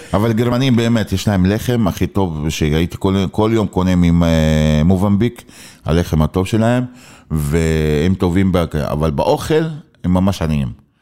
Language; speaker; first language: Hebrew; non-native, local second language; Arabic